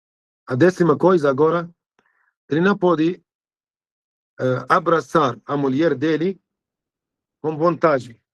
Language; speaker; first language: Portuguese; non-native, fluent; Arabic